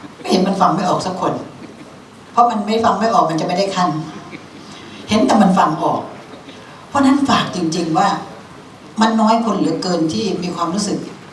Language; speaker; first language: Thai; native; Thai